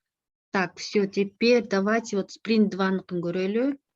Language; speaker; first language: Russian; non-native, local second language; Kyrgyz